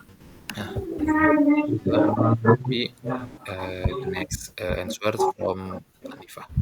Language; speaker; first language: English; non-native, learner; Indonesian